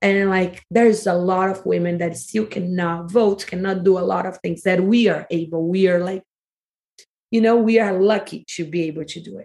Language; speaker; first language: English; non-native, fluent; Portuguese